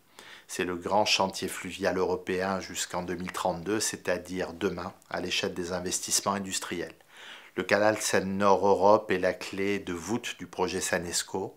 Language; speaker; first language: French; native; French